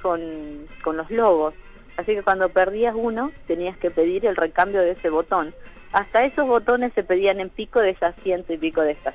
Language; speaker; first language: Spanish; native; Spanish